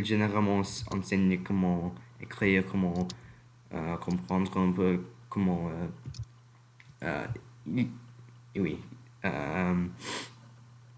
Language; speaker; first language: French; non-native, learner; English